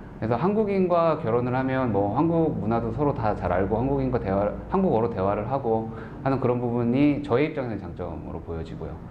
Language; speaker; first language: Korean; native; Korean